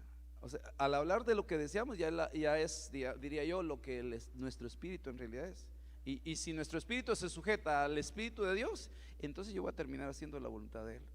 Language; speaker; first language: Spanish; native; Spanish